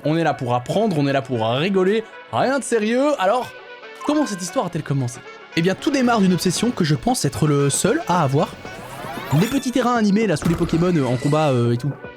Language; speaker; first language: French; native; French